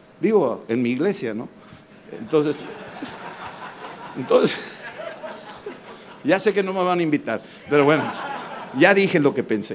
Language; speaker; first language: Spanish; native; Spanish